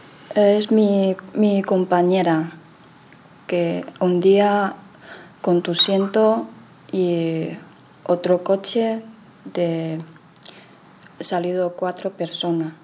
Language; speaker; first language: Spanish; non-native, learner; Chinese